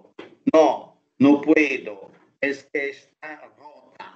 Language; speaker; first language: Spanish; non-native, learner; Italian